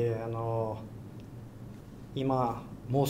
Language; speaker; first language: Japanese; non-native, learner; Portuguese